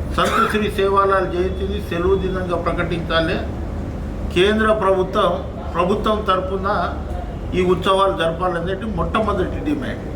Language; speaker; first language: Telugu; non-native, local second language; Lambadi